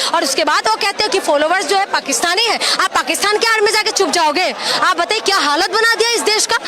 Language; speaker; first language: Hindi; non-native, local second language; Assamese